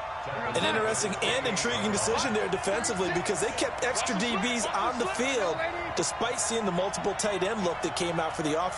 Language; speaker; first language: English; native; English